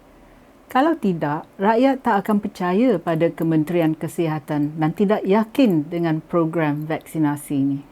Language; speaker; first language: Malay; native; Malay